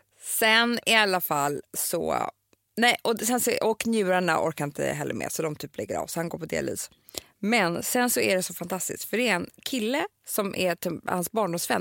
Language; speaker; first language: Swedish; native; Swedish